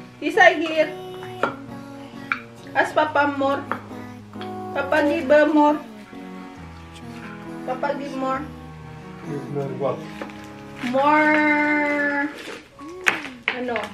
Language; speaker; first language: English; non-native, learner; Filipino